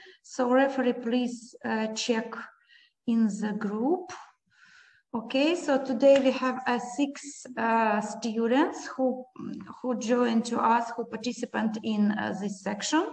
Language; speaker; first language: English; non-native, learner; Ukrainian